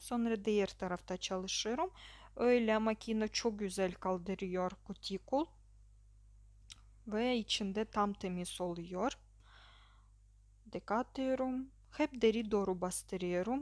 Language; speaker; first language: Turkish; non-native, learner; Russian